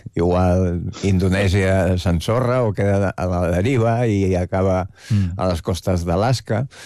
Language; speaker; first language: Catalan; native; Catalan